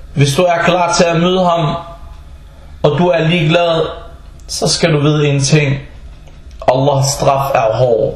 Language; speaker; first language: Danish; early bilingual, other home language; Arabic